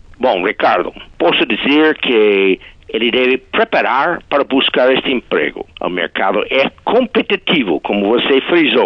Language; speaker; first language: Portuguese; non-native, fluent; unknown